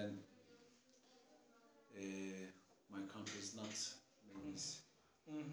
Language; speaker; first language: English; non-native, learner; Turkish